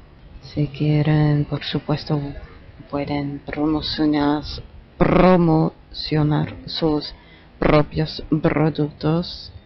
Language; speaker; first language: Spanish; non-native, learner; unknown